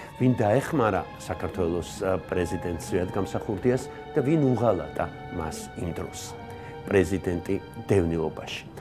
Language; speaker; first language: Georgian; native; Georgian